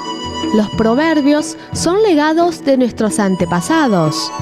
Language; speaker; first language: Spanish; non-native, fluent; Chinese